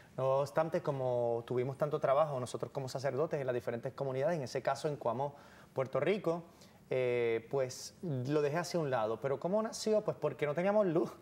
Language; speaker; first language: Spanish; native; Spanish